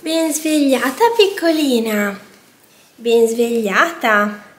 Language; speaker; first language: Italian; native; Italian